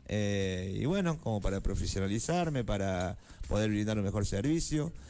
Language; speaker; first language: Spanish; native; Spanish